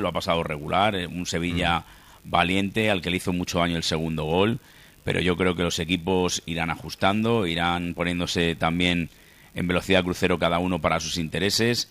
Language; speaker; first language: Spanish; native; Spanish